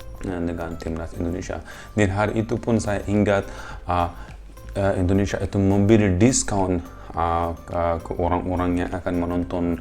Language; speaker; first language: Indonesian; non-native, fluent; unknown